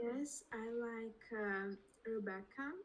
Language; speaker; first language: English; non-native, learner; Russian